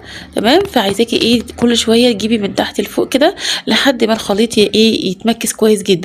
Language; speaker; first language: Arabic; native; Arabic